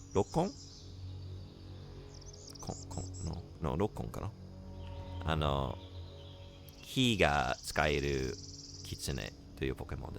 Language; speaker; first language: Japanese; non-native, learner; English